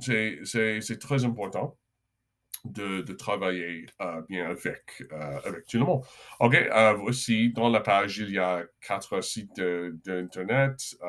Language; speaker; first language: French; non-native, local second language; English